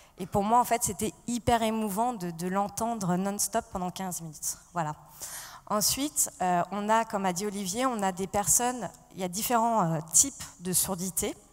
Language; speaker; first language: French; native; French